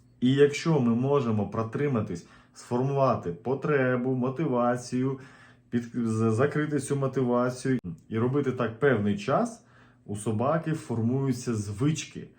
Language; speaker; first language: Ukrainian; native; Ukrainian